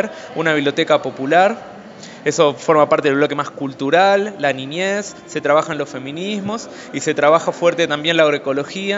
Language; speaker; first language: Spanish; native; Spanish